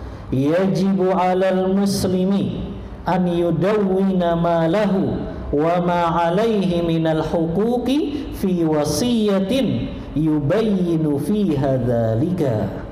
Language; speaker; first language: Arabic; non-native, fluent; Indonesian